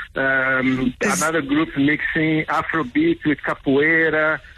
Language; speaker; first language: English; non-native, fluent; Portuguese